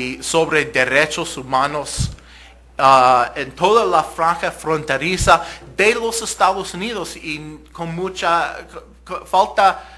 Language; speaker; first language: Spanish; non-native, fluent; English